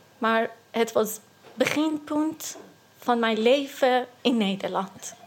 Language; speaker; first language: Dutch; non-native, learner; Persian